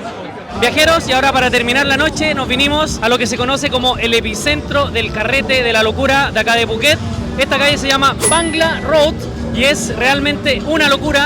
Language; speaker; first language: Spanish; native; Spanish